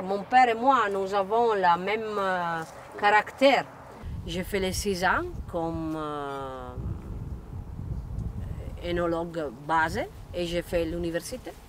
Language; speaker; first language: French; non-native, learner; Italian